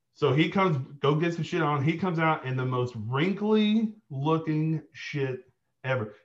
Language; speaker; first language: English; native; English